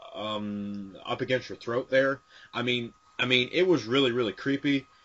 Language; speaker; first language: English; native; English